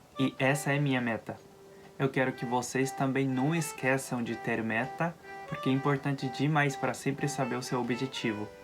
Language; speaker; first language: Portuguese; non-native, fluent; Japanese